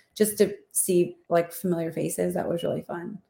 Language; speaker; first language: English; native; English